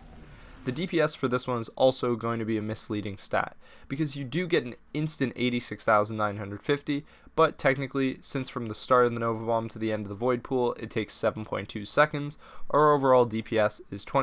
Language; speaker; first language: English; native; English